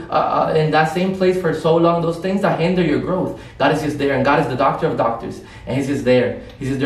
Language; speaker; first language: English; non-native, fluent; Spanish